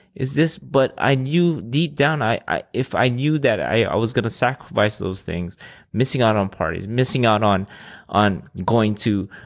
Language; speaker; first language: English; early bilingual, other home language; Filipino